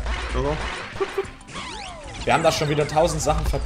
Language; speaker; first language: German; native; German